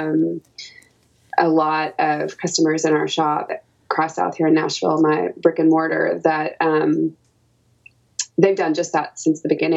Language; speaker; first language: English; native; English